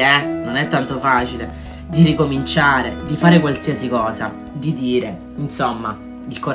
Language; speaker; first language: Italian; native; Italian